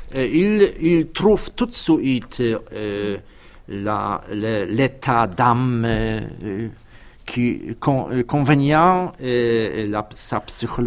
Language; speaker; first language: French; non-native, fluent; Polish